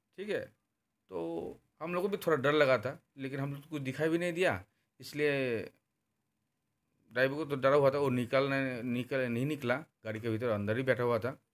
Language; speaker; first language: Hindi; non-native, local second language; Bangla